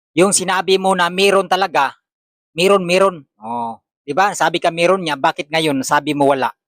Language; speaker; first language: Filipino; native; Filipino